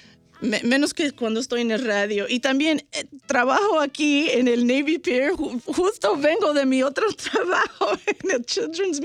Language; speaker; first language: Spanish; early bilingual, heritage; Spanish